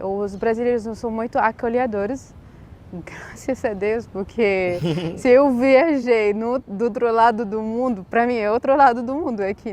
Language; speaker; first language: Portuguese; non-native, fluent; Arabic